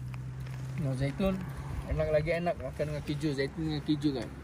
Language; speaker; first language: Indonesian; non-native, fluent; Arabic